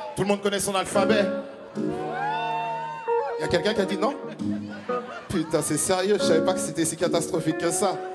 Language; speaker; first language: French; native; French